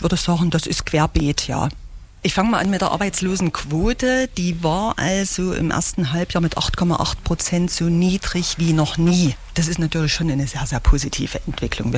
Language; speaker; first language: German; native; German